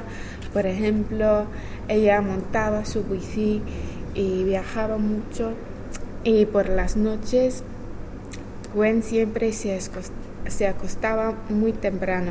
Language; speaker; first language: Spanish; non-native, learner; English